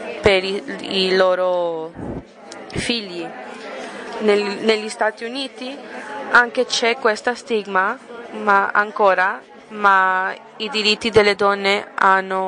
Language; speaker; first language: Italian; non-native, learner; English